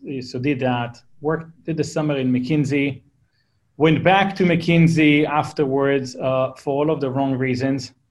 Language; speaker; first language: English; non-native, fluent; Hebrew